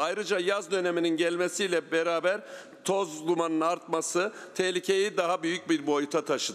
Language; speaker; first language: Turkish; native; Turkish